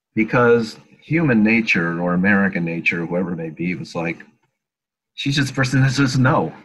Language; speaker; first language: English; native; English